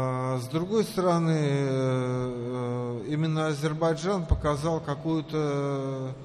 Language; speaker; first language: Russian; native; Russian